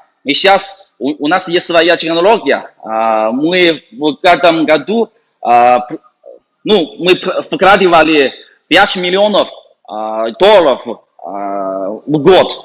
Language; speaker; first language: Russian; non-native, learner; Chinese